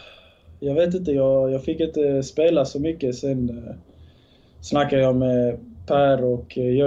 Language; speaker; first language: Swedish; early bilingual, other home language; Bosnian